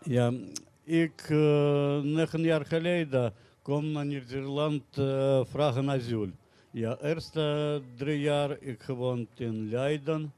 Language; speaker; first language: Dutch; non-native, learner; Russian